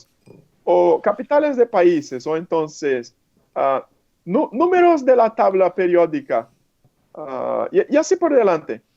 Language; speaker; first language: Spanish; non-native, fluent; Portuguese